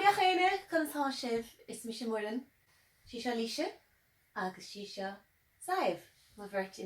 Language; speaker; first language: Irish; native; Irish